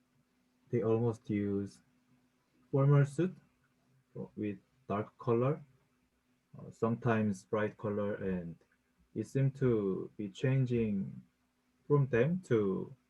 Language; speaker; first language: English; non-native, learner; Korean